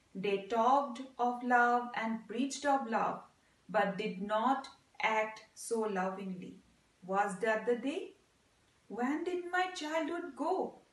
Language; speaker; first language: English; non-native, local second language; Assamese